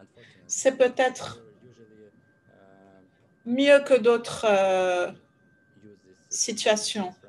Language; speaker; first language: French; non-native, fluent; Ukrainian